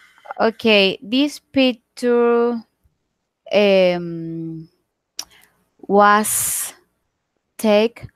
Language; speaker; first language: English; non-native, learner; Spanish